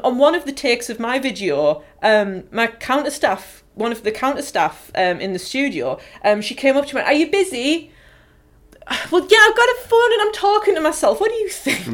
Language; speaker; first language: English; native; English